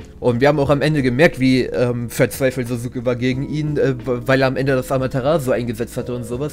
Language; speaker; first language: German; native; German